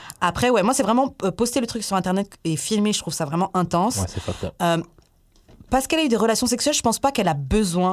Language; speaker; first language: French; native; French